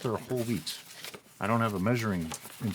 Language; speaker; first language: English; native; English